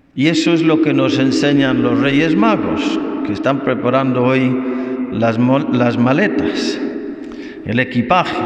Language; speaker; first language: Spanish; non-native, fluent; English